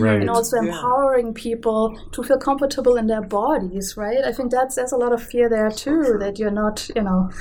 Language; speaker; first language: English; non-native, fluent; German